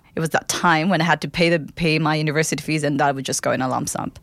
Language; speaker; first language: English; non-native, local second language; Nepali